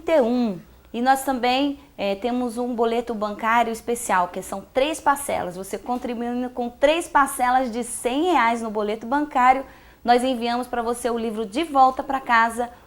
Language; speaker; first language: Portuguese; native; Portuguese